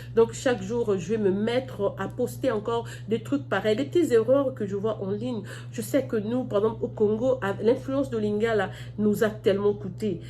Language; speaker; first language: French; non-native, local second language; Lingala